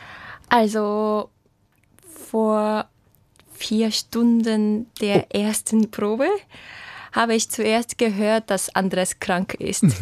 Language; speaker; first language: German; non-native, fluent; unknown